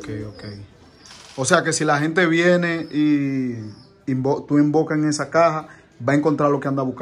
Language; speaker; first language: Spanish; native; Spanish